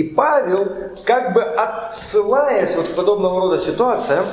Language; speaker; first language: Polish; non-native, learner; Russian